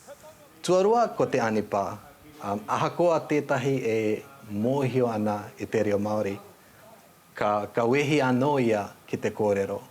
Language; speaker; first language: Māori; non-native, fluent; Nepali